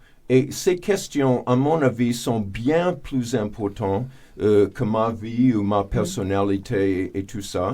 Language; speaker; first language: French; non-native, fluent; English